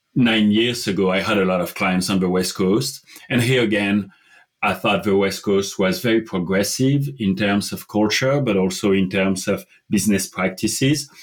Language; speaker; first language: English; non-native, fluent; French